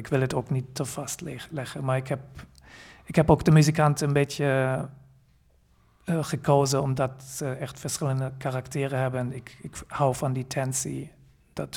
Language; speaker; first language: Dutch; non-native, fluent; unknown